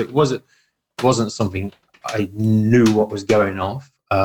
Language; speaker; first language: English; native; English